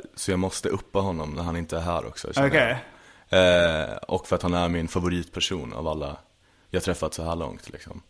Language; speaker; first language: Swedish; native; Swedish